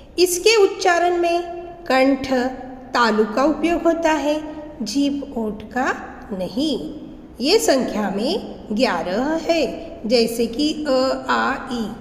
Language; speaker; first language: Hindi; non-native, local second language; Marathi